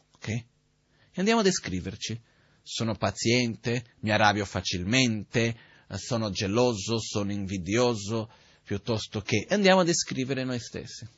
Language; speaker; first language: Italian; native; Italian